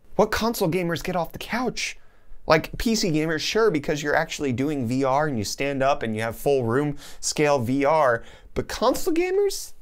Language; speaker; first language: English; native; English